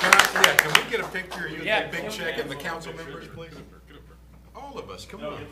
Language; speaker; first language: English; native; English